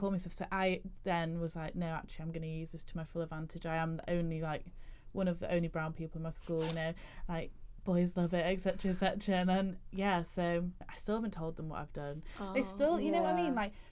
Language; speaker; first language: English; native; English